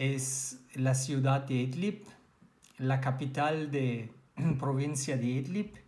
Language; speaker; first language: Spanish; non-native, learner; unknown